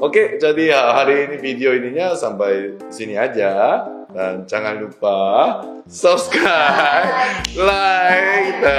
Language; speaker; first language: Indonesian; non-native, learner; Korean